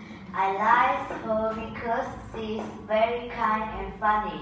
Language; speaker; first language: English; non-native, learner; Vietnamese